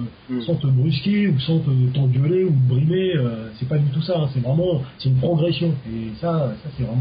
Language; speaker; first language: French; native; French